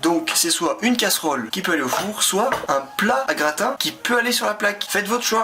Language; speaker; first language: French; native; French